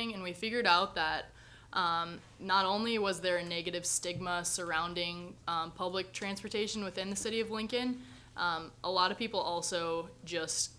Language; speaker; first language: English; native; English